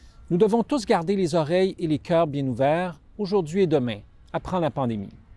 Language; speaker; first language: French; native; French